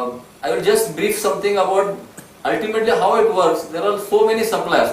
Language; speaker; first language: English; non-native, local second language; Marathi